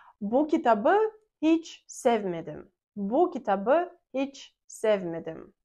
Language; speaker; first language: Turkish; non-native, fluent; Russian